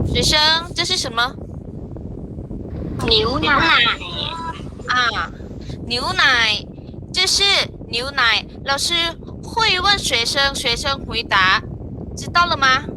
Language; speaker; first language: Chinese; non-native, learner; Thai